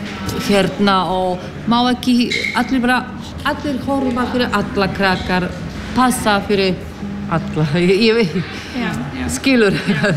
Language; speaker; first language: Icelandic; non-native, learner; Polish